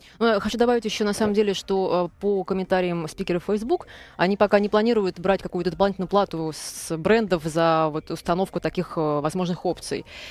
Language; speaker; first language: Russian; native; Russian